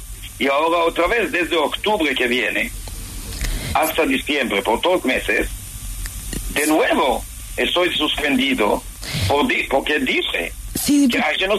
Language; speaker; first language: Spanish; non-native, fluent; Hebrew